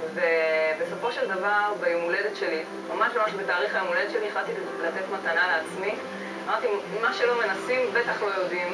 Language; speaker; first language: Hebrew; native; Hebrew